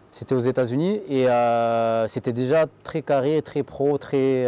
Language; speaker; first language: French; native; French